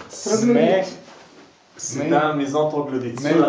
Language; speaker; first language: French; non-native, local second language; Arabic